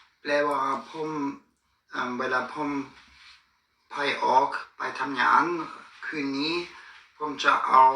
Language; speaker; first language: Thai; non-native, learner; German